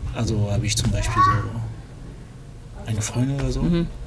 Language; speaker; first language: German; early bilingual, other home language; French